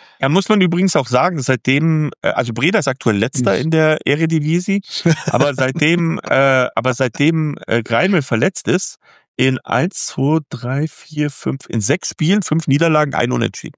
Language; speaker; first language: German; native; German